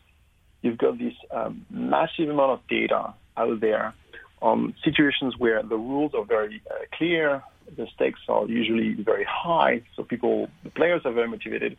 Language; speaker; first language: English; non-native, fluent; French